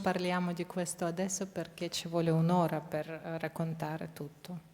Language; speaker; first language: Italian; non-native, fluent; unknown